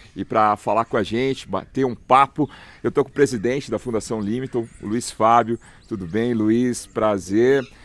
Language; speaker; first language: Portuguese; native; Portuguese